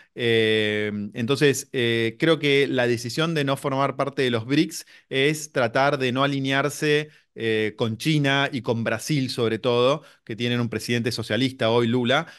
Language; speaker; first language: Spanish; native; Spanish